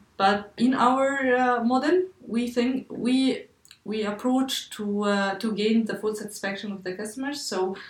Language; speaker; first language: English; non-native, fluent; Arabic